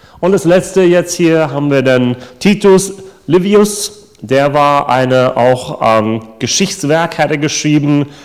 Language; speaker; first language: German; non-native, fluent; English